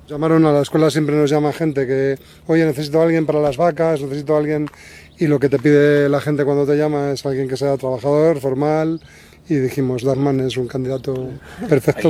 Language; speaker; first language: Spanish; native; Spanish